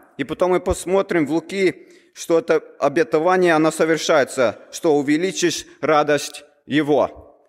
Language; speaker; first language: Russian; early bilingual, heritage; Russian